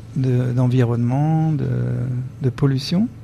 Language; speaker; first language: French; native; French